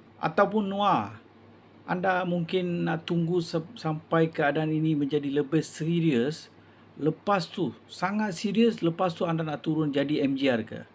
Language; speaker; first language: Malay; non-native, local second language; Tamil